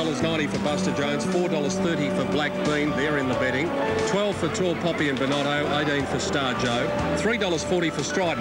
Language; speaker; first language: English; native; English